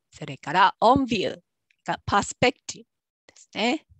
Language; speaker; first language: Japanese; native; Japanese